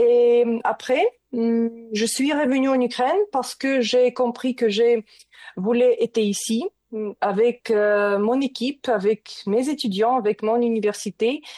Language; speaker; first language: French; non-native, learner; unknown